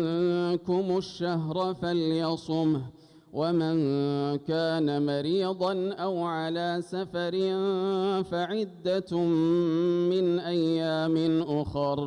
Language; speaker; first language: Arabic; native; Arabic